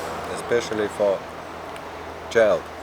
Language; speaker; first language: English; non-native, learner; Russian